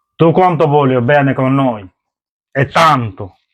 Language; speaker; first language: Italian; non-native, learner; Bangla